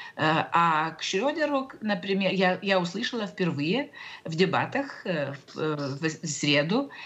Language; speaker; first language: Russian; non-native, local second language; Lithuanian